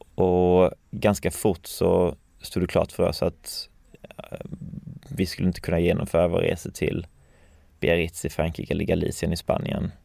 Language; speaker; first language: Swedish; native; Swedish